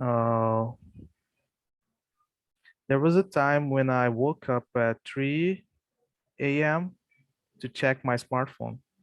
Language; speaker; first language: English; non-native, fluent; Portuguese